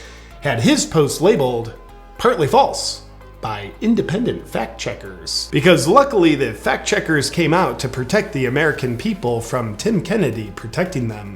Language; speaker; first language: English; native; English